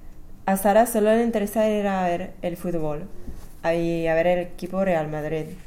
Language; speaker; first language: Spanish; non-native, fluent; English